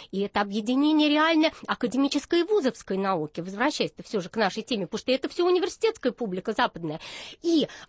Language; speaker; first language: Russian; native; Russian